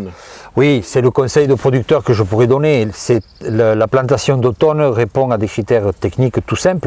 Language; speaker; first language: French; native; French